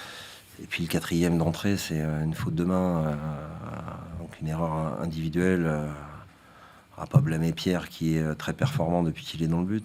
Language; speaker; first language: French; native; French